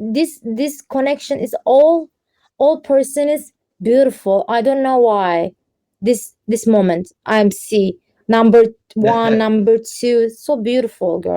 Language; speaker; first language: English; non-native, learner; Turkish